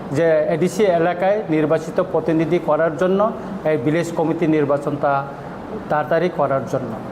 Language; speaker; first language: Bangla; native; Bangla